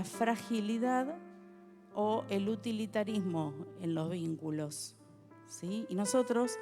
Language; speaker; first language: Spanish; native; Spanish